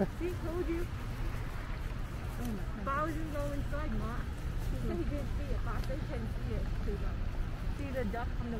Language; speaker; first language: English; early bilingual, other home language; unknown